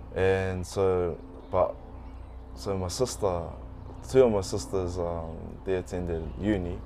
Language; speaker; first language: English; early bilingual, other home language; Tongan